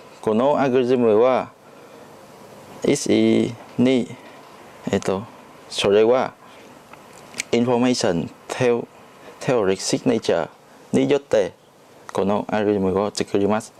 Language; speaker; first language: Japanese; non-native, learner; Chinese